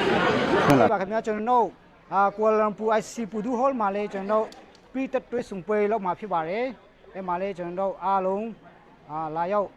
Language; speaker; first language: Burmese; non-native, local second language; Hakha Chin